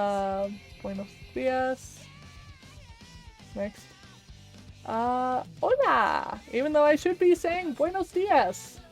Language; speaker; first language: Spanish; non-native, learner; English